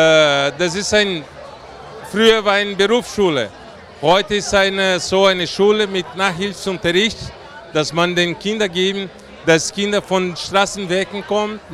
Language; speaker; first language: German; non-native, fluent; Portuguese